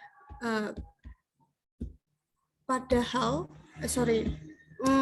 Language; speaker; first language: English; non-native, learner; Indonesian